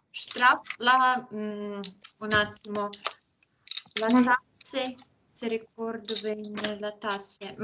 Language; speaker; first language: Italian; non-native, fluent; Russian